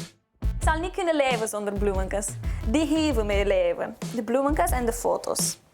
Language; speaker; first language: Dutch; non-native, learner; Romanian